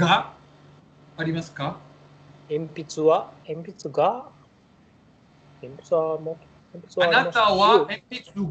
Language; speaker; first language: Japanese; non-native, fluent; Spanish